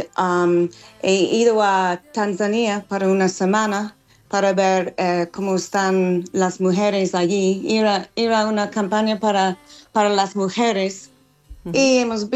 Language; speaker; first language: Spanish; non-native, learner; English